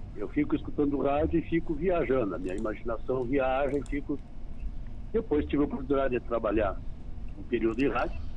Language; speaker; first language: Portuguese; native; Portuguese